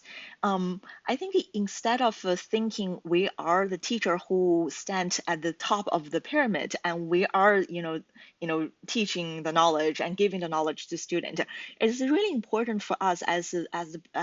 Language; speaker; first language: English; non-native, fluent; Chinese